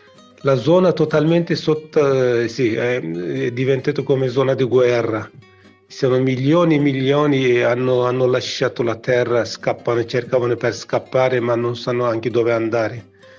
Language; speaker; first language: Italian; non-native, learner; Kurdish